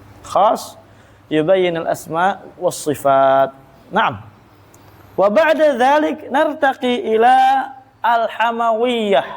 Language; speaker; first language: Arabic; non-native, fluent; Indonesian